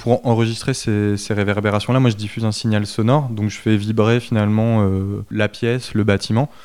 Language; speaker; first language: French; native; French